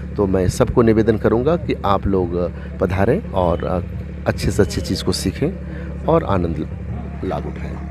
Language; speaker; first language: Hindi; native; Hindi